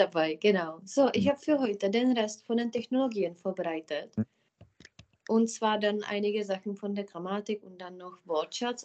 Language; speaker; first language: German; non-native, fluent; Czech